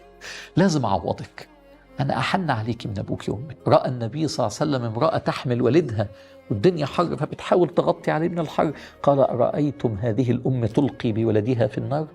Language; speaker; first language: Arabic; native; Arabic